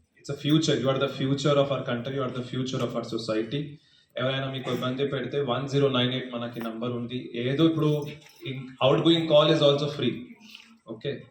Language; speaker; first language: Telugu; non-native, fluent; Hindi